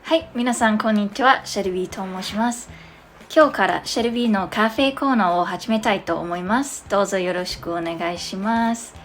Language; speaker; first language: Japanese; non-native, fluent; English